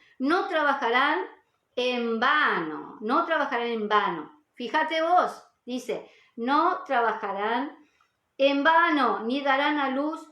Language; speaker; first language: Spanish; native; Spanish